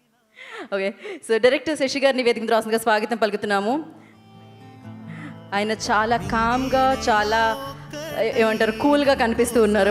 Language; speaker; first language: Telugu; native; Telugu